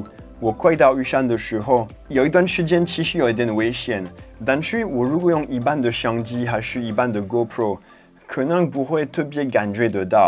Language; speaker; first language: Chinese; non-native, fluent; French